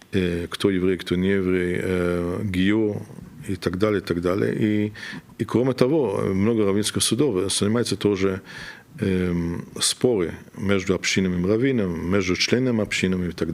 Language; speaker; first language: Russian; non-native, fluent; German